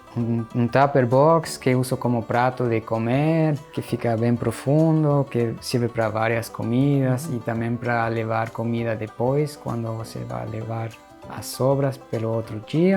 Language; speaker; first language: Portuguese; non-native, fluent; German